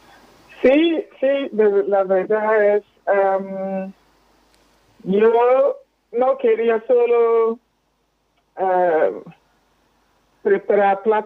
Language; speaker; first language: Spanish; non-native, fluent; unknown